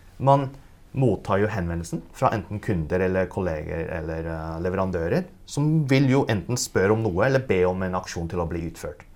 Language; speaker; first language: Norwegian; early bilingual, other home language; Cantonese